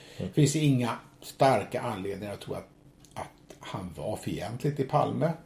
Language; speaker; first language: Swedish; native; Swedish